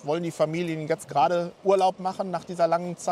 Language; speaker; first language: German; native; German